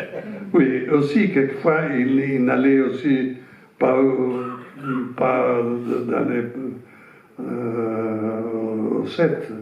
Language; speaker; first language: French; non-native, fluent; Italian